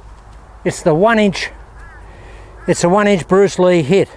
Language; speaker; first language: English; native; English